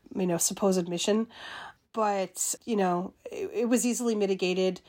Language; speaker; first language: English; native; English